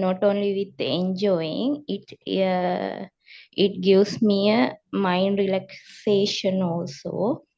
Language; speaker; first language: English; non-native, learner; Sinhala